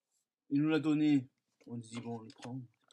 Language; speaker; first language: French; native; French